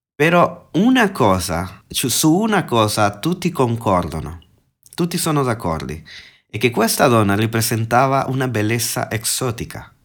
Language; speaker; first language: Italian; non-native, fluent; Spanish